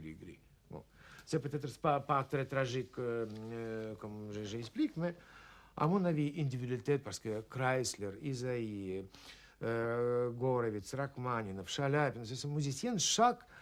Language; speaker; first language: French; non-native, learner; Russian